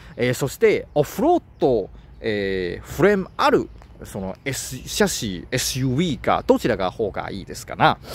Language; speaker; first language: Japanese; non-native, learner; Chinese